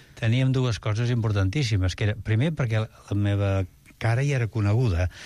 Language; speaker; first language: Catalan; native; Catalan